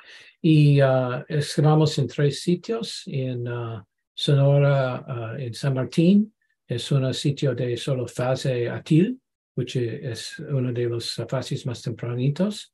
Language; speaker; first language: Spanish; non-native, learner; English